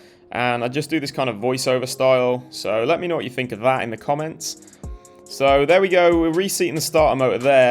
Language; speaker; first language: English; native; English